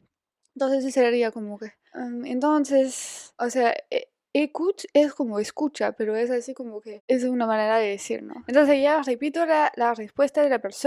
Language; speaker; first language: Spanish; non-native, fluent; French